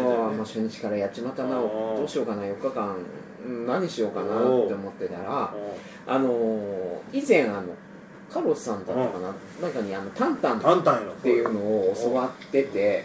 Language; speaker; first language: Japanese; native; Japanese